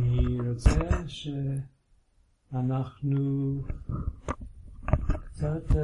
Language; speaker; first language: Hebrew; non-native, fluent; English